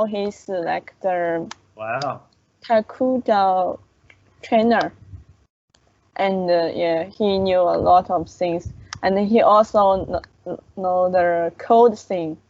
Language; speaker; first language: English; non-native, learner; Chinese